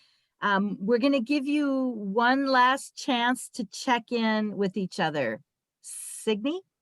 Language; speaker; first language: English; native; English